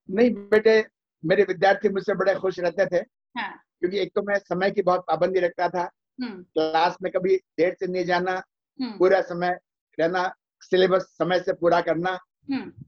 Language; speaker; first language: Hindi; native; Hindi